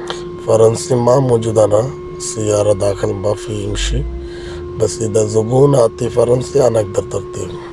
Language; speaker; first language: Arabic; non-native, learner; Bangla